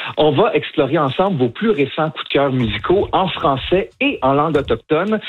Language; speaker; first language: French; native; French